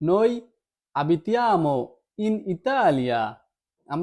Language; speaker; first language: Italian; non-native, fluent; Bangla